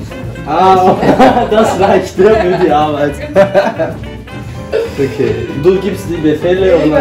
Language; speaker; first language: German; non-native, fluent; Turkish